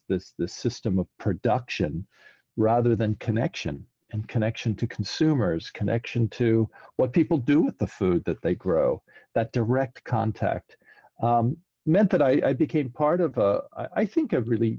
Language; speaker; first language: English; native; English